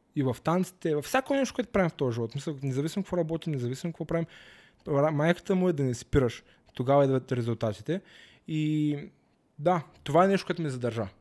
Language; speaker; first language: Bulgarian; native; Bulgarian